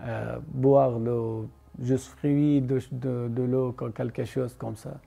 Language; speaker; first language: French; non-native, learner; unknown